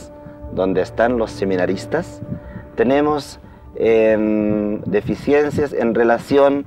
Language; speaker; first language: Spanish; non-native, fluent; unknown